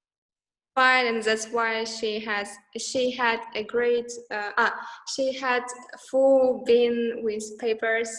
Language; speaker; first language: English; non-native, learner; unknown